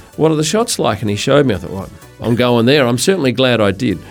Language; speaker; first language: English; native; English